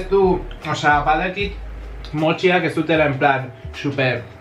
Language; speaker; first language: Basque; non-native, local second language; Spanish